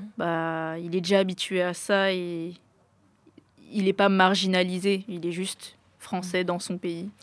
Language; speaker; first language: French; early bilingual, other home language; Arabic